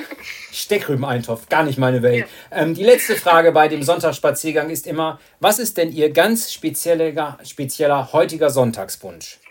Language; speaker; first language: German; native; German